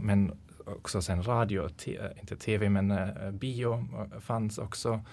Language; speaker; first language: Swedish; non-native, fluent; German